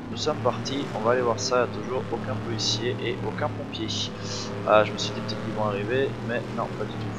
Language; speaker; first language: French; native; French